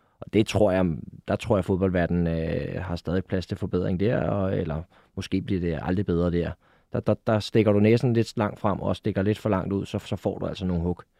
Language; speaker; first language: Danish; native; Danish